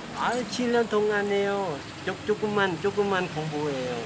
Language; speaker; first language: Korean; non-native, learner; Thai